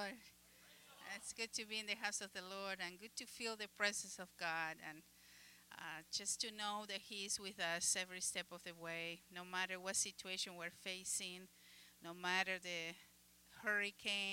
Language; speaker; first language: English; non-native, fluent; Spanish